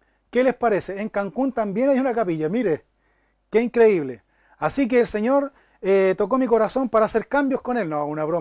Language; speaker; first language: Spanish; native; Spanish